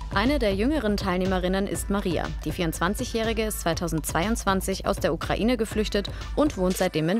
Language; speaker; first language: German; native; German